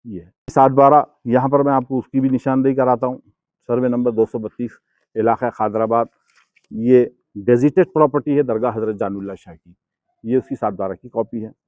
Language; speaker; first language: Hindi; non-native, local second language; Urdu